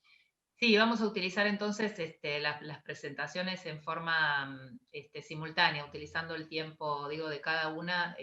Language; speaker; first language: Spanish; native; Spanish